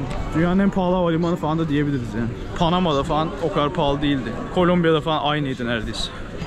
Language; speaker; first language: Turkish; native; Turkish